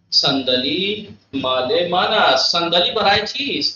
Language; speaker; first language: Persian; non-native, fluent; Urdu